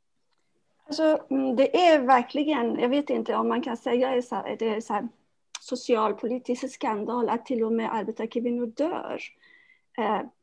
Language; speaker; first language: Swedish; non-native, fluent; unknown